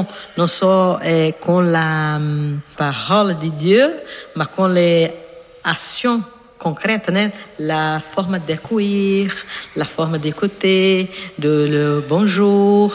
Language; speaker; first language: French; non-native, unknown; Portuguese